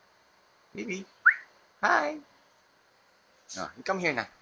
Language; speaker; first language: English; non-native, local second language; Filipino